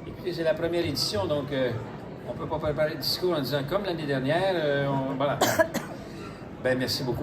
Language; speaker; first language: French; native; French